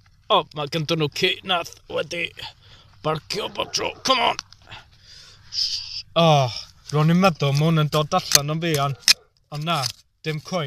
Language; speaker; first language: Welsh; non-native, local second language; English